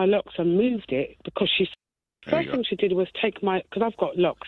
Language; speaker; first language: English; native; English